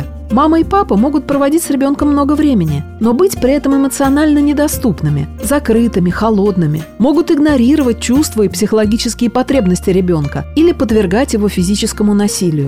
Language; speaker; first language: Russian; native; Russian